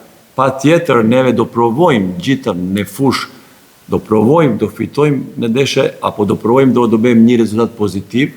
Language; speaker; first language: Albanian; non-native, learner; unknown